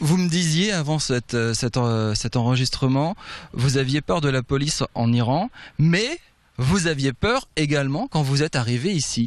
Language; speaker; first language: French; native; French